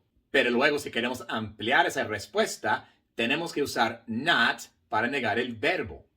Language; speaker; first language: Spanish; non-native, fluent; English